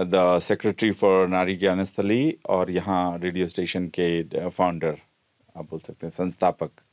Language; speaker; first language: Hindi; native; Hindi